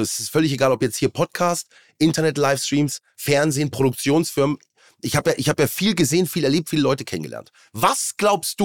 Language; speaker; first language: German; native; German